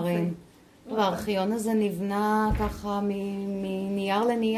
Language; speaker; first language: Hebrew; native; Hebrew